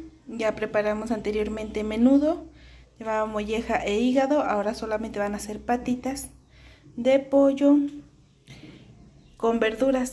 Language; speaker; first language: Spanish; native; Spanish